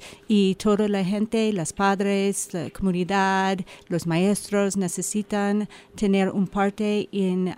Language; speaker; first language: Spanish; non-native, learner; English